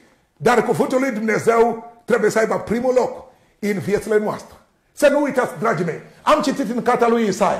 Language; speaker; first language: Romanian; non-native, learner; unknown